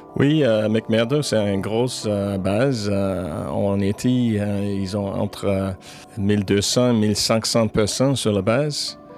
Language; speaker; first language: French; non-native, fluent; English